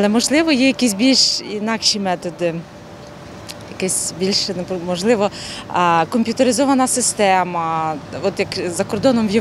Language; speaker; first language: Ukrainian; native; Ukrainian